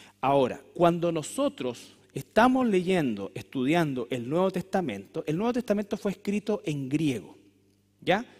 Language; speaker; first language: Spanish; native; Spanish